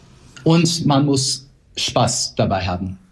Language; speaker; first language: German; non-native, fluent; English